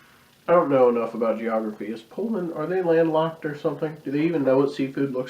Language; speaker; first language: English; native; English